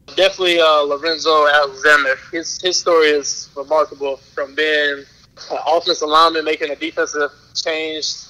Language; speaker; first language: English; native; English